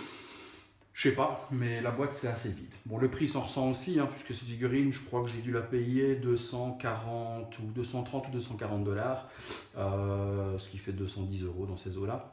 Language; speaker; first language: French; native; French